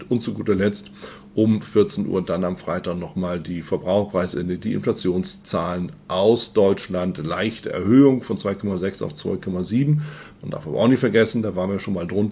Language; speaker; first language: German; native; German